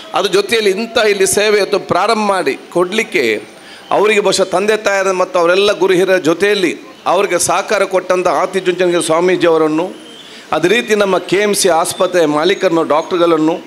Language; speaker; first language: Kannada; non-native, local second language; Badaga